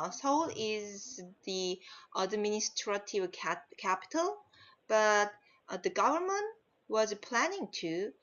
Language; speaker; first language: English; non-native, learner; Korean